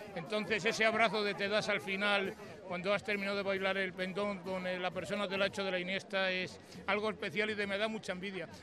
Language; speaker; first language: Spanish; native; Spanish